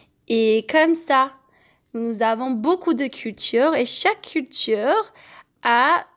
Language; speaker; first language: French; non-native, fluent; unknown